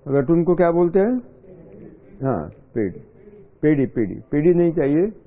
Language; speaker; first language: Hindi; non-native, local second language; Marathi